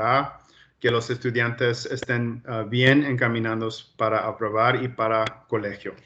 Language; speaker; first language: Spanish; early bilingual, heritage; Spanish